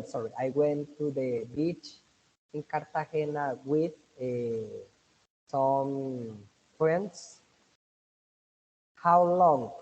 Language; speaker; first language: English; non-native, learner; Spanish